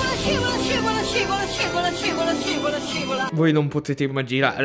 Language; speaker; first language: Italian; native; Italian